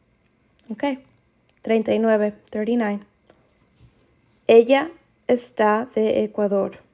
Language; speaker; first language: Spanish; non-native, fluent; English